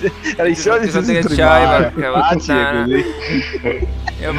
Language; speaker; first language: Italian; native; Italian